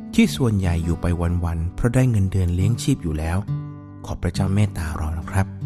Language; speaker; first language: Thai; native; Thai